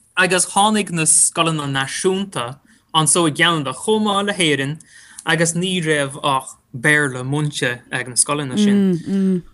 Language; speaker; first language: Irish; non-native, fluent; English